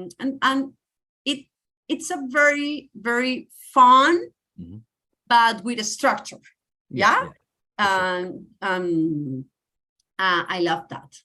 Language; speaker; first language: English; non-native, learner; Spanish